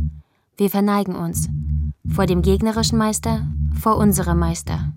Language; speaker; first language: German; native; German